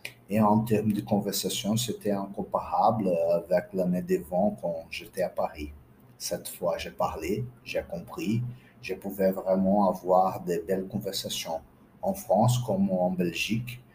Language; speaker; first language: French; non-native, fluent; Portuguese